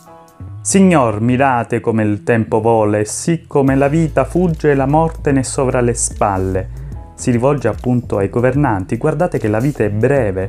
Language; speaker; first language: Italian; native; Italian